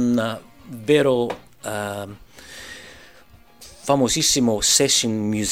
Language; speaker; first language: Italian; early bilingual, heritage; English